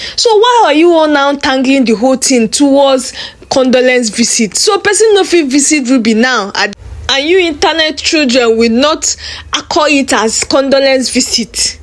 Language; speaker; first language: Nigerian Pidgin; native; Nigerian Pidgin